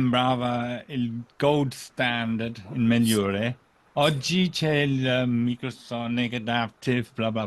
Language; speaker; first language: Italian; non-native, fluent; English